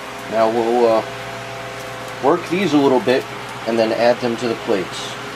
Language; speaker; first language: English; native; English